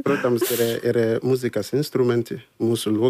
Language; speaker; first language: Latvian; non-native, fluent; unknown